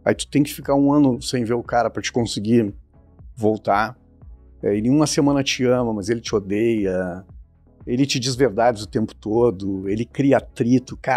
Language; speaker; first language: Portuguese; native; Portuguese